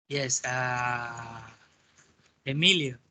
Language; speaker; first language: English; non-native, learner; Spanish